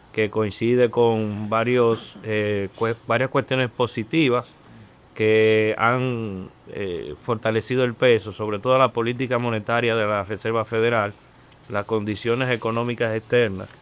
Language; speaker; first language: Spanish; native; Spanish